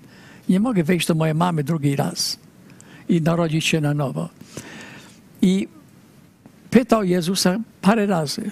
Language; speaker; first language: Polish; early bilingual, heritage; Polish